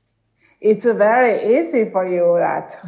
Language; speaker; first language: English; non-native, learner; Spanish